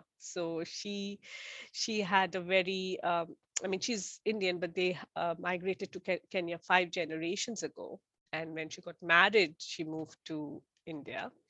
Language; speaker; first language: English; non-native, local second language; Bangla